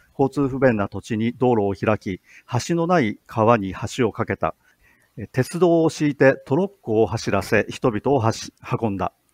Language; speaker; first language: Japanese; native; Japanese